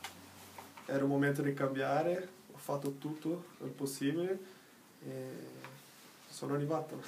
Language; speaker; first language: Italian; non-native, learner; Portuguese